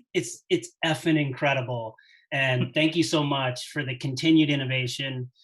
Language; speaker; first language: English; native; English